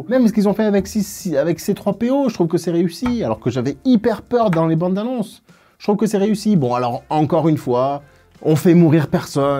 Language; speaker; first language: French; native; French